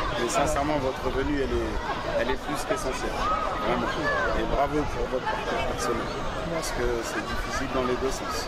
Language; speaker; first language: French; native; French